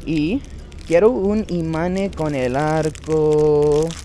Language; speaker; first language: Spanish; non-native, fluent; English